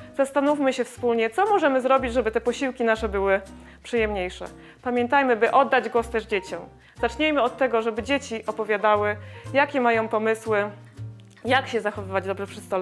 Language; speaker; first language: Polish; native; Polish